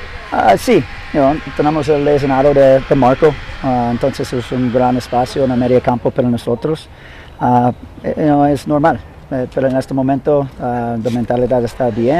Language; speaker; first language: Spanish; non-native, learner; English